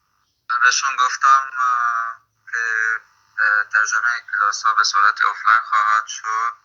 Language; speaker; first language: Persian; non-native, fluent; Arabic